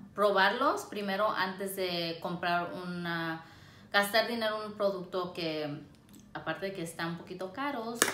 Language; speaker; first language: Spanish; early bilingual, heritage; Spanish